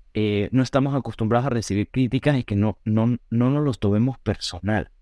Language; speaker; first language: Spanish; native; Spanish